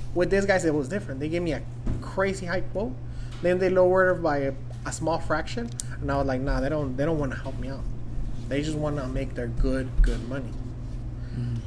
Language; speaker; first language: English; non-native, fluent; Spanish